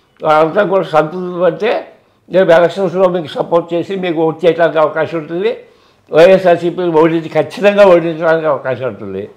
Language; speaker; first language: Telugu; native; Telugu